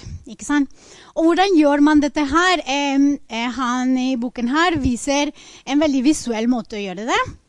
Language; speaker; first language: Norwegian; non-native, fluent; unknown